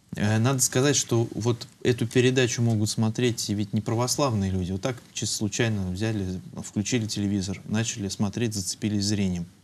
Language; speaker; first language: Russian; native; Russian